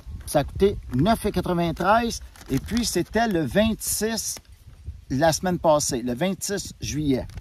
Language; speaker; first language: French; native; French